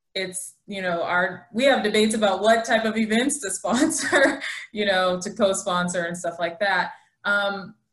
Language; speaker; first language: English; native; English